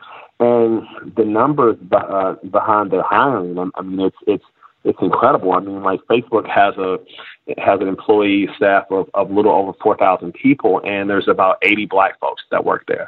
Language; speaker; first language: English; native; English